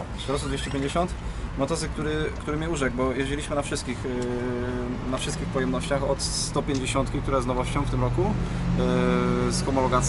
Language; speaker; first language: Polish; native; Polish